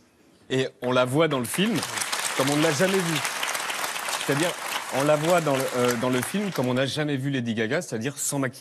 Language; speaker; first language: French; native; French